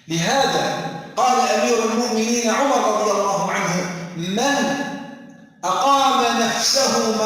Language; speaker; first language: Arabic; native; Arabic